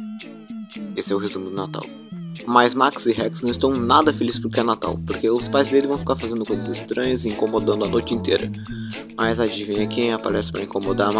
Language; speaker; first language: Portuguese; native; Portuguese